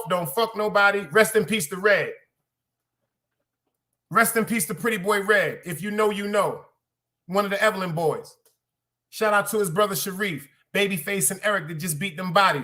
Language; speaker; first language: English; native; English